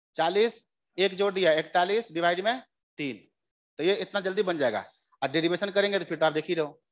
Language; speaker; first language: Hindi; native; Hindi